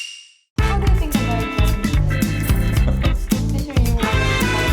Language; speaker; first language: English; non-native, fluent; Japanese